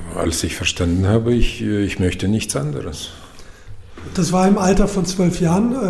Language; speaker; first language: German; non-native, fluent; Russian